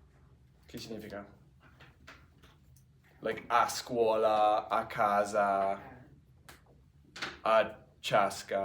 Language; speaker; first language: Italian; non-native, fluent; English